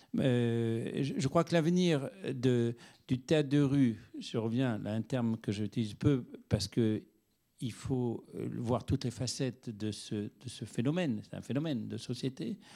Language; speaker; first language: French; native; French